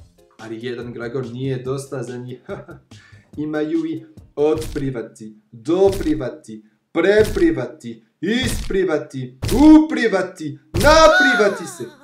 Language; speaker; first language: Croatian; non-native, fluent; French